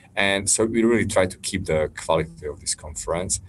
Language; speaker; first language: English; non-native, fluent; Slovak